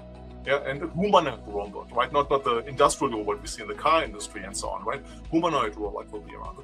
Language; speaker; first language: English; non-native, fluent; German